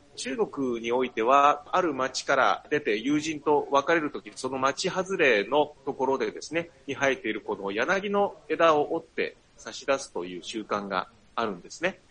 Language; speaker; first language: Japanese; native; Japanese